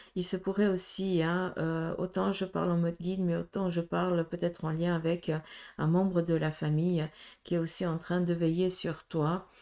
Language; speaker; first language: French; native; French